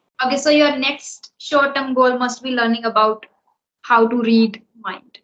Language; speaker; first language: English; non-native, local second language; Hindi